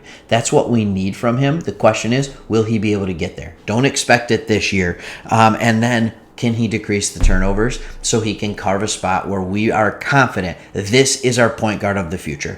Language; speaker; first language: English; native; English